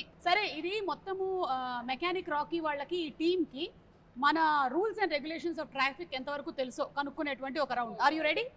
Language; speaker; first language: Telugu; native; Telugu